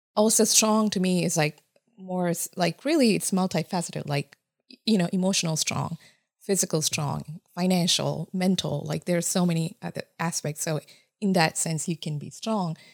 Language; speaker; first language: English; non-native, fluent; Japanese